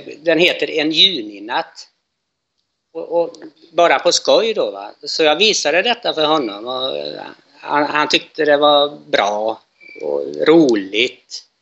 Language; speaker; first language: Swedish; native; Swedish